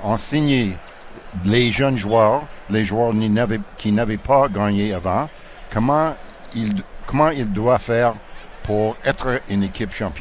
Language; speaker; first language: French; non-native, local second language; English